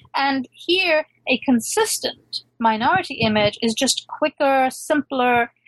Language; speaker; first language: English; non-native, local second language; Urdu